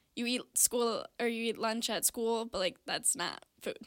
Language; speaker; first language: English; native; English